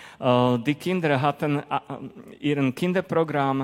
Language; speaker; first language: German; non-native, fluent; Slovak